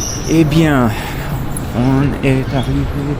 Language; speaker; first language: French; non-native, fluent; English